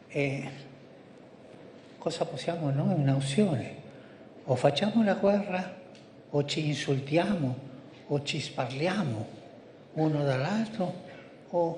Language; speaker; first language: Italian; non-native, fluent; Spanish